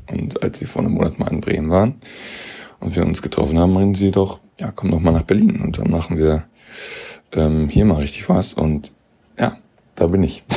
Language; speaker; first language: German; native; German